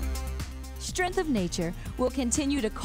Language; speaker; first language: English; native; English